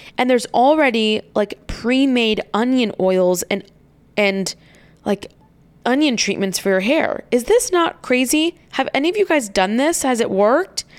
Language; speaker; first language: English; native; English